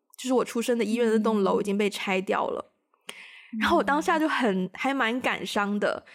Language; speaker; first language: Chinese; native; Chinese